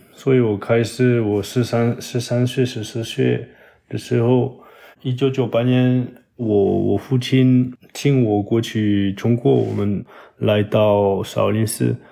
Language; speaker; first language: Chinese; non-native, fluent; French